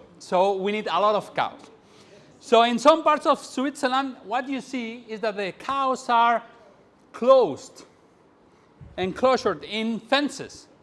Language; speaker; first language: English; non-native, fluent; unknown